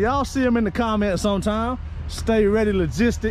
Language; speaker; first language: English; native; English